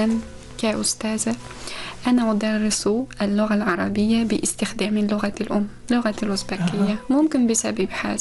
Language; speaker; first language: Arabic; non-native, fluent; Uzbek